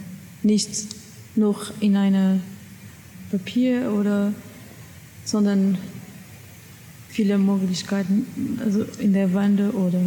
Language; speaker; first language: German; non-native, learner; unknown